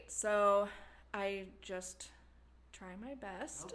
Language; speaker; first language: English; native; English